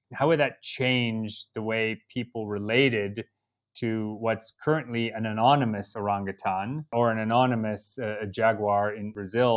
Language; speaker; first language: English; native; English